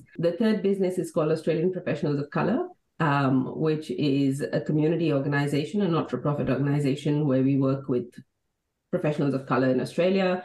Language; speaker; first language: English; non-native, local second language; Hindi